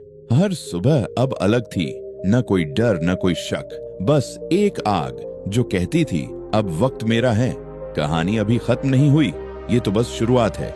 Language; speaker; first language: Hindi; native; Hindi